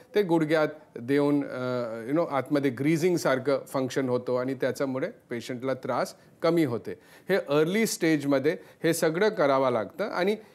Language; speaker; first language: Marathi; non-native, local second language; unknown